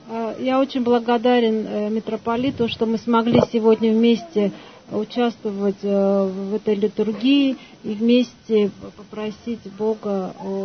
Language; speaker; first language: Russian; non-native, fluent; Armenian